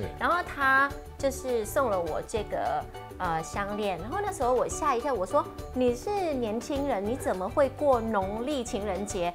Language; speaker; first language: Chinese; non-native, fluent; Vietnamese